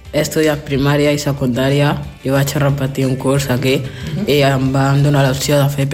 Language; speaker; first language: Catalan; early bilingual, other home language; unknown